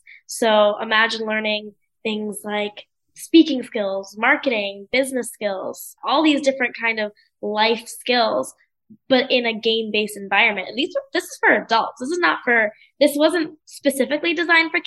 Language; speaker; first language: English; native; English